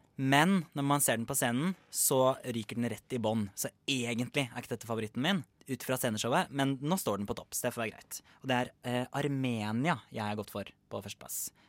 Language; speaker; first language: Norwegian; native; Norwegian